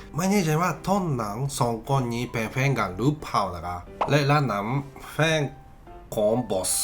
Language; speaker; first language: Thai; non-native, learner; Japanese